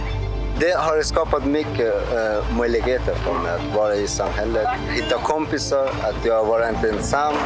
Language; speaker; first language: Swedish; non-native, learner; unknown